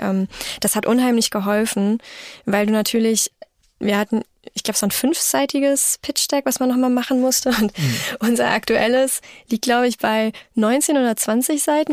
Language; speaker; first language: German; native; German